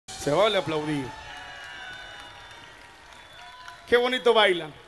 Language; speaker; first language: Spanish; native; Spanish